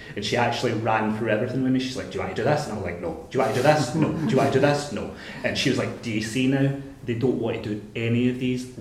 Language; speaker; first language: English; native; English